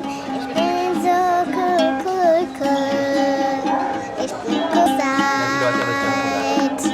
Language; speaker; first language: German; early bilingual, heritage; Amharic